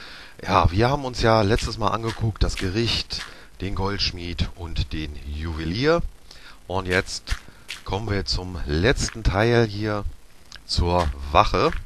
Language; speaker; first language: German; native; German